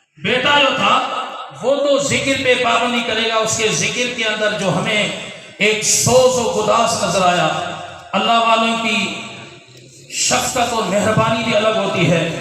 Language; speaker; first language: Urdu; non-native, local second language; Sindhi